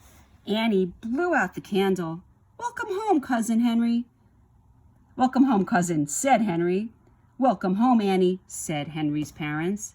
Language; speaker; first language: English; native; English